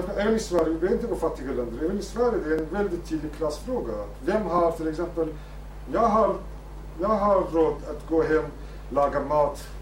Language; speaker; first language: Swedish; non-native, fluent; Kurdish